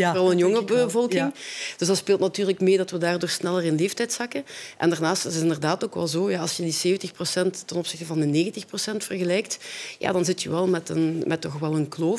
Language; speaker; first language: Dutch; native; Dutch